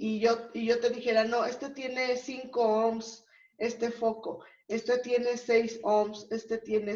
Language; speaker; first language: Spanish; native; Spanish